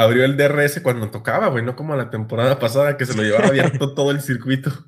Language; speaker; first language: Spanish; native; Spanish